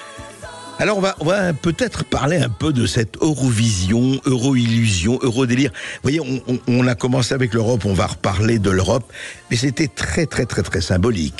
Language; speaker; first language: French; native; French